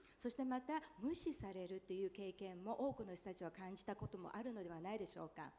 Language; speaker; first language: Japanese; non-native, fluent; Chinese